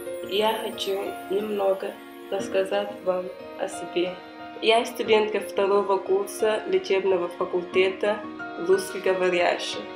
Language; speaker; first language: Russian; non-native, fluent; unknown